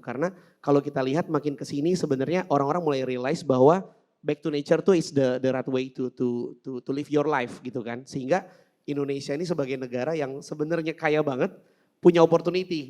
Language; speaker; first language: Indonesian; native; Indonesian